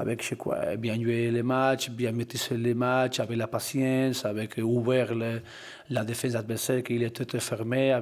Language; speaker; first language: French; non-native, learner; Spanish